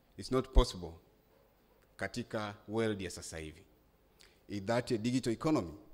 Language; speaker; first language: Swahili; native; Swahili